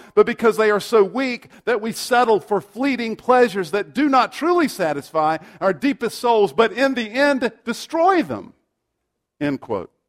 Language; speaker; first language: English; native; English